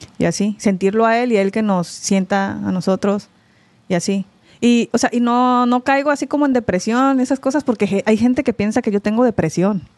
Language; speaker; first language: Spanish; early bilingual, other home language; Korean